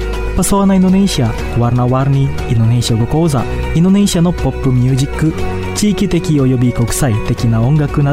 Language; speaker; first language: Japanese; non-native, fluent; Indonesian